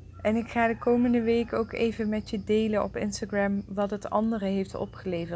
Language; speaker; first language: Dutch; native; Dutch